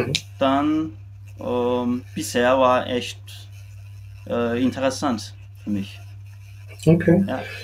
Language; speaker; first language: German; non-native, fluent; Turkish